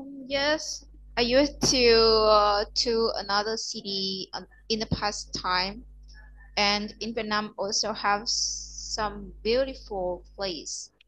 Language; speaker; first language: English; non-native, learner; Vietnamese